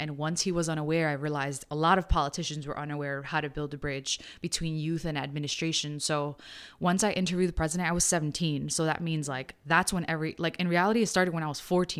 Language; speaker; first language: English; early bilingual, other home language; Spanish